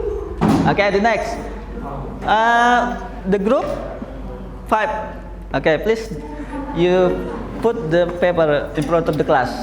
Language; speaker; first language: English; non-native, learner; Indonesian